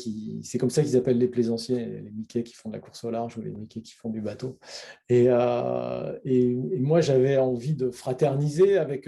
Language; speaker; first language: French; native; French